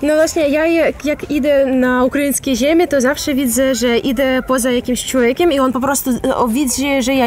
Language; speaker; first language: Polish; non-native, fluent; Ukrainian